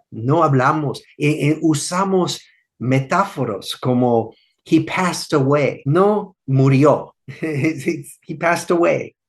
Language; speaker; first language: Spanish; non-native, fluent; English